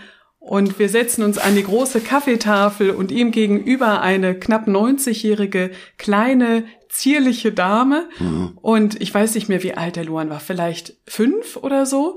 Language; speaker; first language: German; native; German